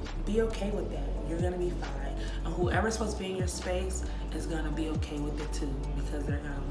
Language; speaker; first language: English; native; English